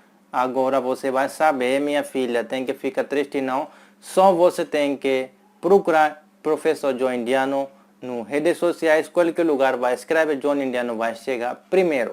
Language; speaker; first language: Portuguese; non-native, fluent; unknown